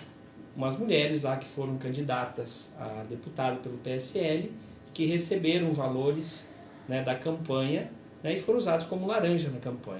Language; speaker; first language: Portuguese; native; Portuguese